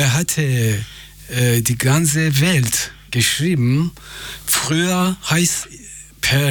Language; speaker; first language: German; non-native, fluent; Persian